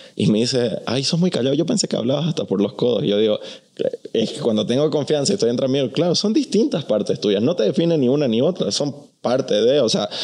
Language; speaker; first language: Spanish; native; Spanish